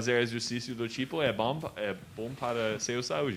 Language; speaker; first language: Portuguese; non-native, learner; English